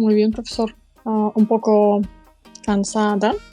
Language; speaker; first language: Spanish; non-native, learner; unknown